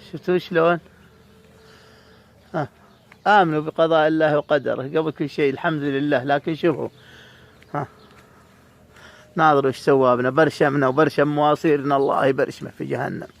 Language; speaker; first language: Arabic; native; Arabic